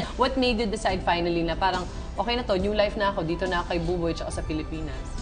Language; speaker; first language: Filipino; native; Filipino